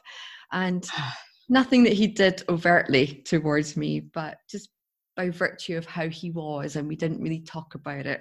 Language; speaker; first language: English; native; English